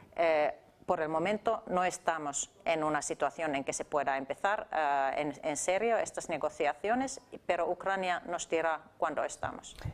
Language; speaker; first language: Spanish; non-native, fluent; Finnish